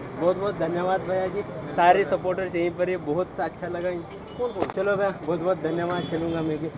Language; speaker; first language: Hindi; non-native, local second language; Kannada